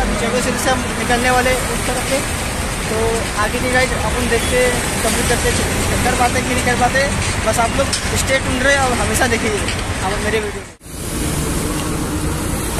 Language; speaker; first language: Hindi; native; Hindi